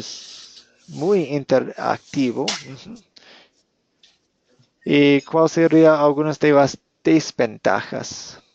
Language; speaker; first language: Spanish; non-native, fluent; English